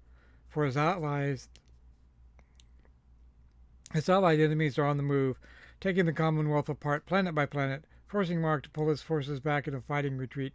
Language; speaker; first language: English; native; English